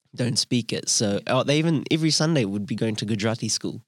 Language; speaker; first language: English; native; English